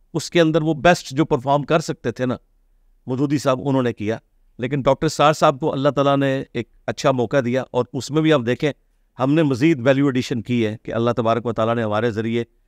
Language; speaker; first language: Urdu; native; Urdu